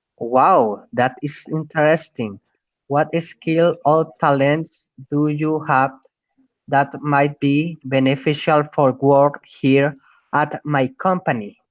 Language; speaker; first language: English; non-native, learner; Spanish